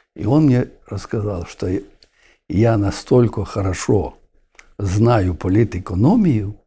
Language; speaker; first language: Russian; non-native, local second language; Ukrainian